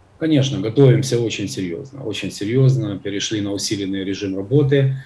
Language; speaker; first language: Russian; non-native, local second language; Ukrainian